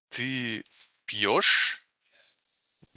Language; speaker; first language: Russian; non-native, fluent; English